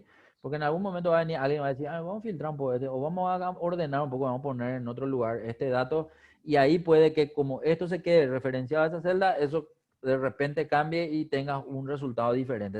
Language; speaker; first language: Spanish; native; Spanish